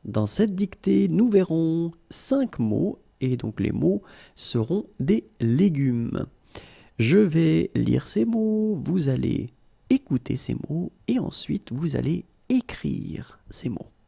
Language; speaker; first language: French; native; French